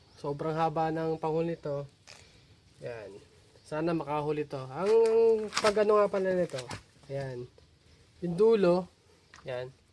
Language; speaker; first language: Filipino; native; Filipino